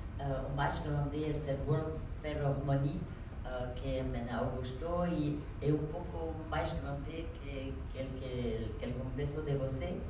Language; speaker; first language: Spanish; non-native, learner; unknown